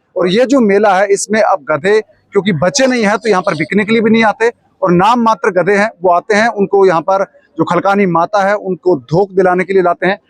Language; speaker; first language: Hindi; native; Hindi